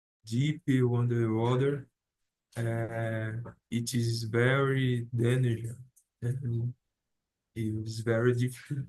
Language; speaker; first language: English; non-native, learner; Portuguese